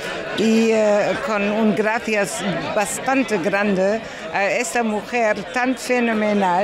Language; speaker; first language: Spanish; non-native, learner; German